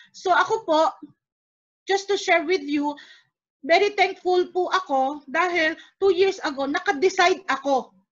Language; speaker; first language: Filipino; native; Filipino